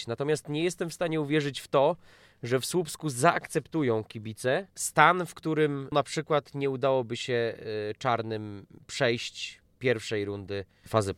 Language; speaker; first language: Polish; native; Polish